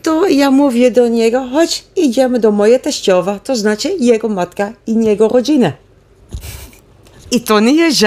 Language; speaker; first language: Polish; non-native, learner; Dutch